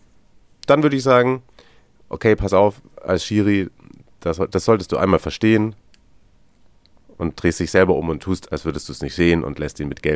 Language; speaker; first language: German; native; German